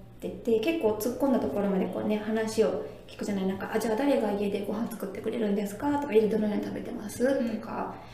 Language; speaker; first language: Japanese; native; Japanese